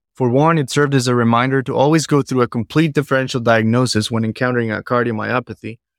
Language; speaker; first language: English; non-native, fluent; Spanish